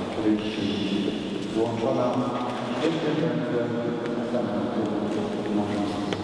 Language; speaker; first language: Polish; native; Polish